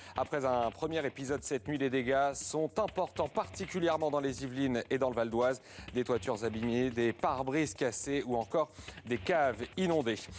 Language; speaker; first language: French; native; French